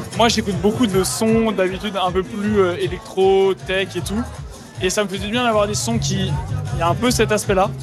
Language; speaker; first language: French; native; French